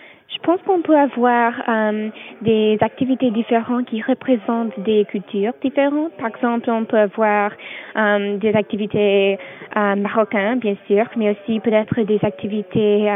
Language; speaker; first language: French; non-native, learner; English